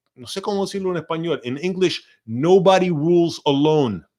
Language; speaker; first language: Spanish; early bilingual, heritage; Spanish